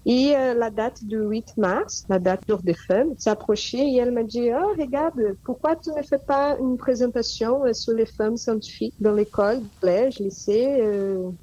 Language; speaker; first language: French; non-native, fluent; Portuguese